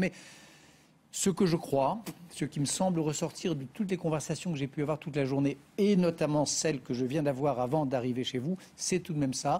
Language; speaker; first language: French; native; French